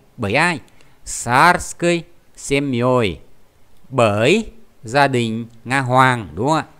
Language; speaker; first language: Vietnamese; native; Vietnamese